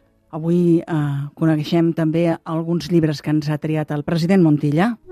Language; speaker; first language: Catalan; native; Catalan